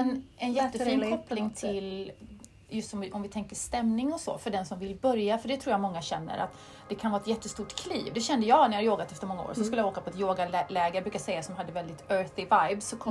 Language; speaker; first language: Swedish; native; Swedish